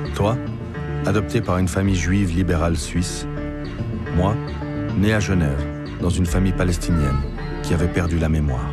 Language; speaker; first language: French; early bilingual, other home language; Arabic